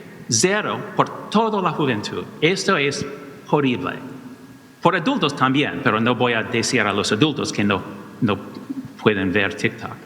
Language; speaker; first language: Spanish; non-native, learner; English